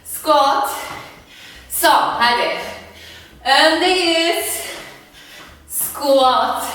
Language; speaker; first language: Turkish; non-native, fluent; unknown